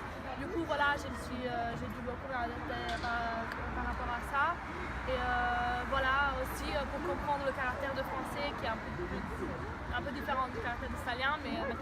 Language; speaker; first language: French; non-native, fluent; Italian